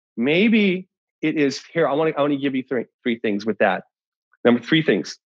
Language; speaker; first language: English; native; English